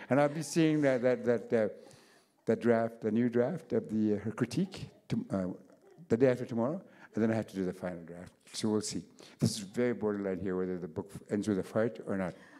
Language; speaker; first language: English; non-native, local second language; Cree